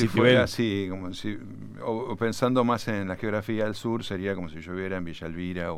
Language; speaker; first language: Spanish; native; Spanish